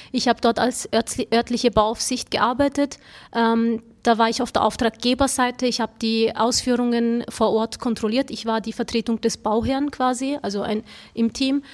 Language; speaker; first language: German; early bilingual, other home language; Turkish